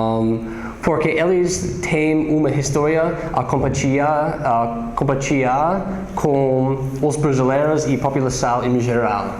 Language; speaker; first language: Portuguese; non-native, learner; English